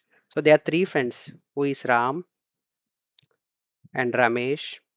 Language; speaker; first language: English; non-native, local second language; Telugu